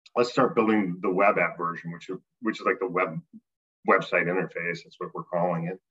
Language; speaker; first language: English; native; English